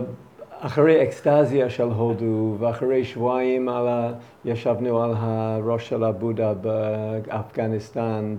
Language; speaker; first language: Hebrew; non-native, fluent; English